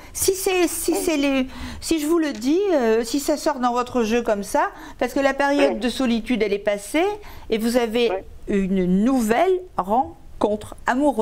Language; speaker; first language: French; native; French